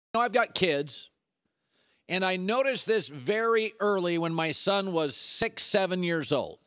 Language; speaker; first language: English; native; English